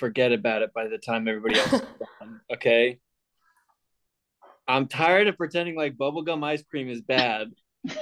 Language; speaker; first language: English; native; English